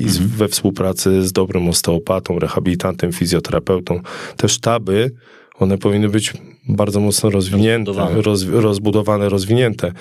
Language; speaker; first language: Polish; native; Polish